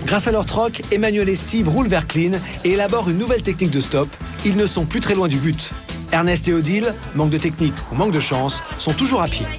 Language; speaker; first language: French; native; French